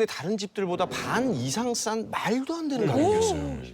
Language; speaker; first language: Korean; native; Korean